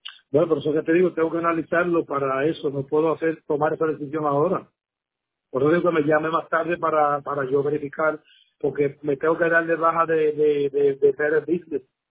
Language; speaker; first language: Spanish; native; Spanish